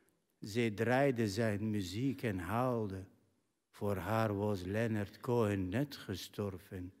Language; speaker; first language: Dutch; non-native, fluent; Arabic